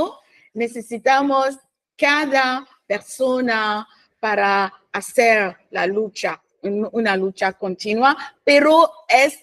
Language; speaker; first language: Spanish; non-native, fluent; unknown